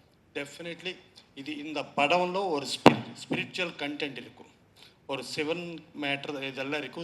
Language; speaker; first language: Tamil; non-native, learner; Telugu